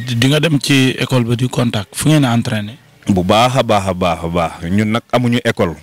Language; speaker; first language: Wolof; non-native, local second language; Fula